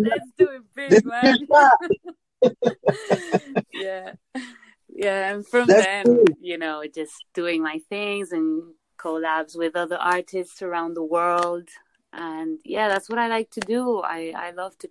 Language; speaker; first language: English; non-native, fluent; Spanish